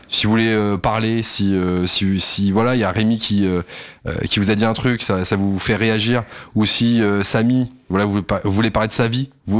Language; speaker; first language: French; native; French